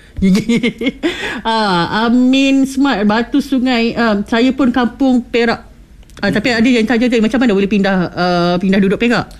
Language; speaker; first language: Malay; native; Malay